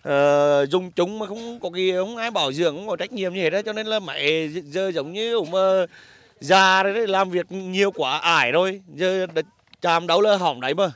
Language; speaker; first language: Vietnamese; native; Vietnamese